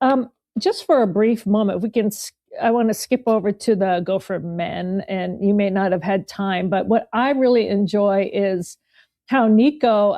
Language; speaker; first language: English; native; English